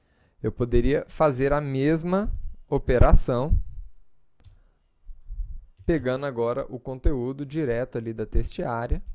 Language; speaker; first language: Portuguese; native; Portuguese